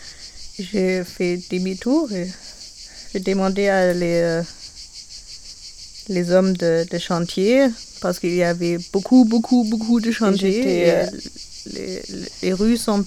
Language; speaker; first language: French; non-native, learner; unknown